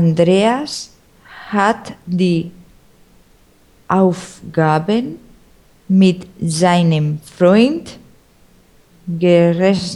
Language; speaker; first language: German; non-native, learner; Spanish